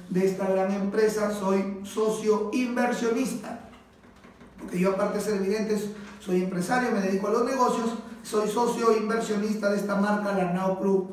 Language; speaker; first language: Spanish; native; Spanish